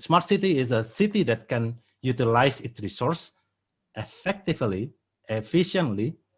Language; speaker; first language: English; non-native, fluent; Indonesian